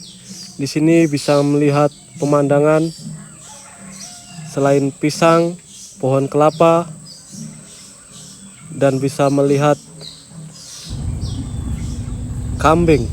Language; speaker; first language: Indonesian; non-native, fluent; Japanese